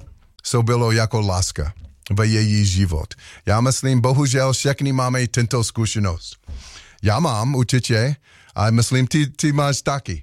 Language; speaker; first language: Czech; non-native, learner; English